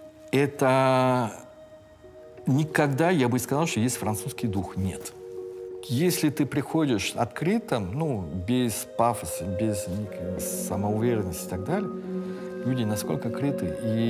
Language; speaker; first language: Russian; early bilingual, heritage; French